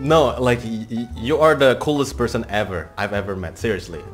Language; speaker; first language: English; non-native, fluent; Indonesian